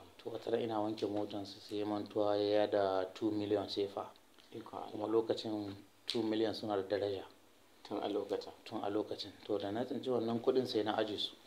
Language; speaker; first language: Hausa; early bilingual, heritage; Hausa